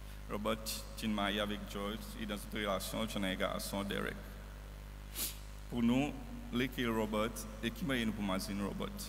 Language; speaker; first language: French; non-native, local second language; Seselwa Creole French